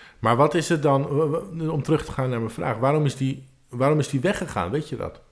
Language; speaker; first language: Dutch; native; Dutch